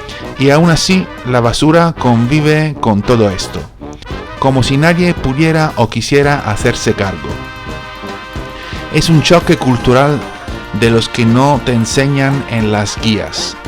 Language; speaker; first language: Spanish; non-native, fluent; Italian